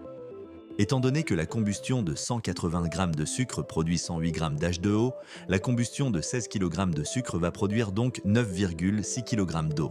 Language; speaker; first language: French; native; French